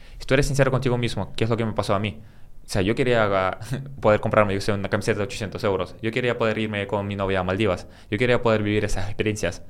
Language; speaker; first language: Spanish; early bilingual, other home language; Russian